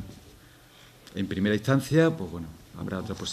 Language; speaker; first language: Spanish; native; Spanish